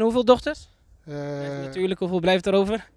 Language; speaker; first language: Dutch; native; Dutch